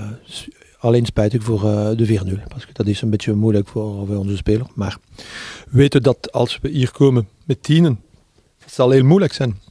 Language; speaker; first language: Dutch; non-native, local second language; French